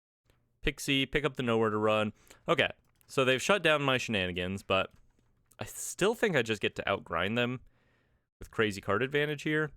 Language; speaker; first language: English; native; English